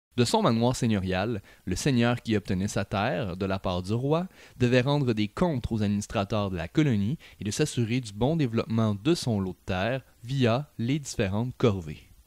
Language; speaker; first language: French; native; French